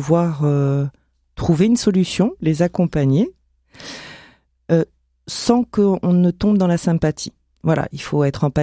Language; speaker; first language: French; non-native, local second language; Somali